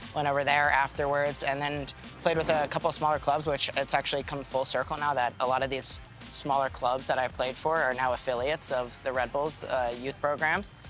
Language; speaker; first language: English; native; English